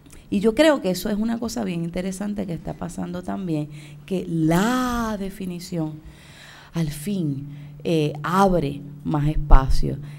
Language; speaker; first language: Spanish; native; Spanish